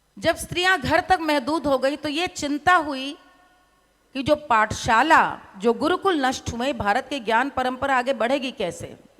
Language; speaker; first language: Hindi; native; Hindi